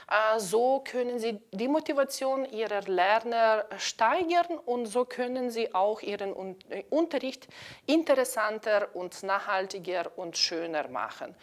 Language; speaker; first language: German; non-native, fluent; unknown